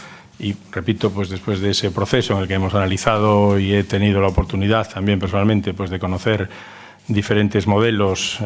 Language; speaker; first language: Spanish; native; Spanish